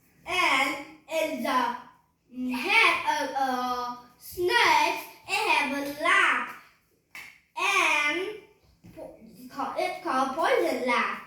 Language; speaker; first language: English; non-native, learner; Vietnamese